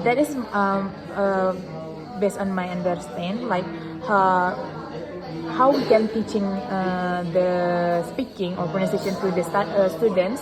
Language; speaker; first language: English; non-native, learner; Indonesian